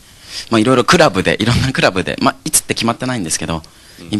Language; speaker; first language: Japanese; native; Japanese